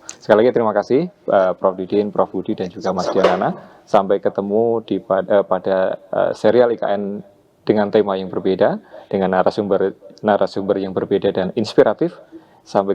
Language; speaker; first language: Indonesian; native; Indonesian